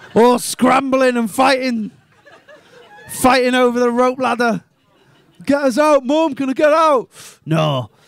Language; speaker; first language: English; native; English